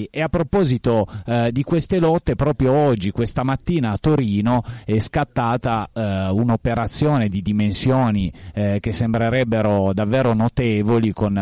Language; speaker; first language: Italian; native; Italian